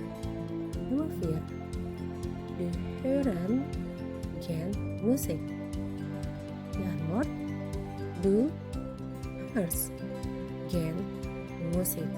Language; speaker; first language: German; non-native, fluent; Indonesian